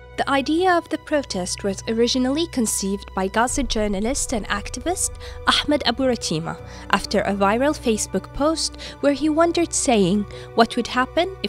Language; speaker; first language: English; non-native, fluent; Arabic